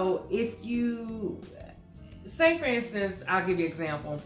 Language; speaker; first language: English; native; English